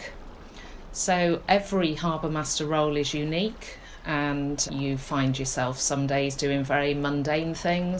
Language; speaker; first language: English; native; English